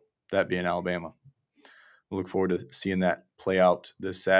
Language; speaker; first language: English; native; English